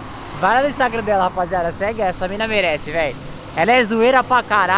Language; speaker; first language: Portuguese; native; Portuguese